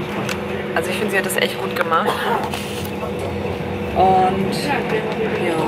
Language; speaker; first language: German; native; German